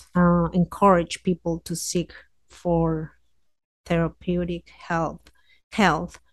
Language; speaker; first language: English; non-native, fluent; Spanish